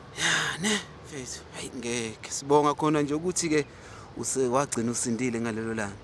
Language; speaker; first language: Zulu; native; Zulu